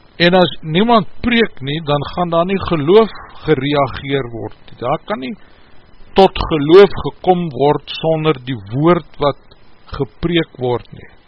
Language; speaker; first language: Afrikaans; native; Afrikaans